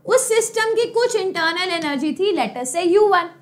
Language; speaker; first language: Hindi; native; Hindi